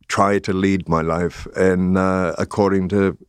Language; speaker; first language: English; native; English